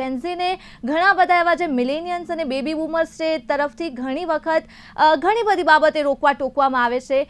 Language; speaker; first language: Gujarati; native; Gujarati